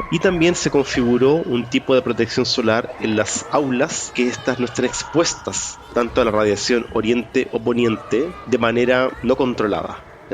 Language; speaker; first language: Spanish; native; Spanish